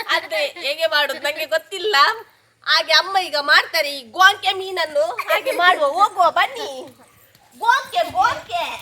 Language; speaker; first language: Kannada; non-native, local second language; Tulu